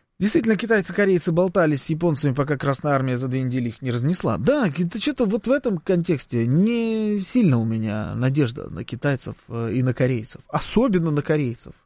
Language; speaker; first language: Russian; native; Russian